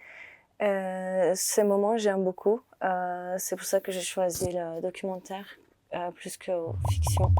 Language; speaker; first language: French; non-native, fluent; Turkish